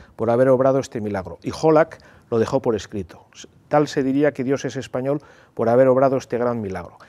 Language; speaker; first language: Spanish; native; Spanish